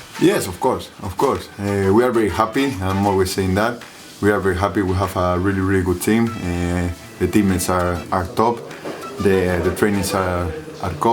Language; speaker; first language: English; non-native, learner; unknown